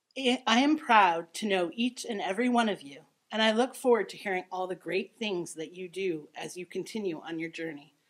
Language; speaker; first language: English; native; English